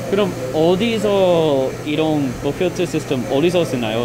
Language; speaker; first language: Korean; non-native, learner; English